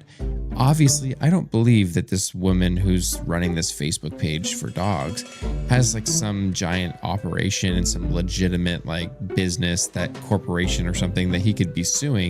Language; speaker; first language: English; native; English